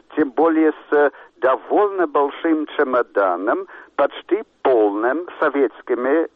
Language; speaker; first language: Russian; non-native, fluent; English